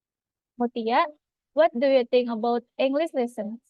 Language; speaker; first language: English; non-native, fluent; Indonesian